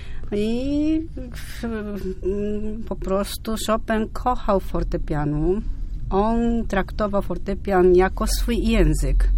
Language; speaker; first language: Polish; non-native, fluent; Japanese